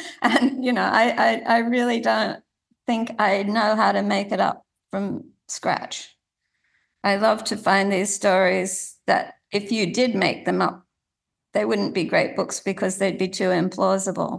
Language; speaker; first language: English; native; English